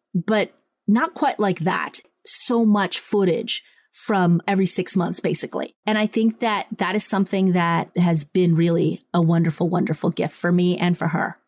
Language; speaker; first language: English; early bilingual, other home language; Italian